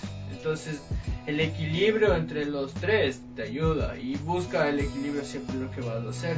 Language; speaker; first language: Spanish; native; Spanish